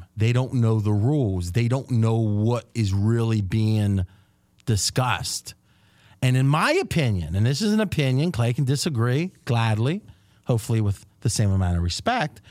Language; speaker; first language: English; native; English